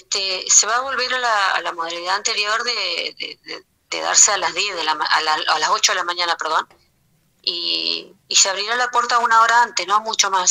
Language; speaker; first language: Spanish; native; Spanish